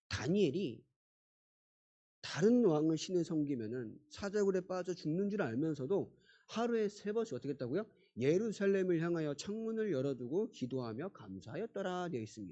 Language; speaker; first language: Korean; native; Korean